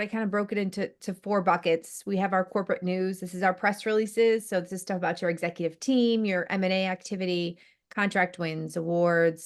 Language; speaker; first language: English; native; English